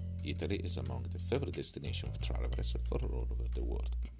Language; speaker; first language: English; non-native, fluent; Italian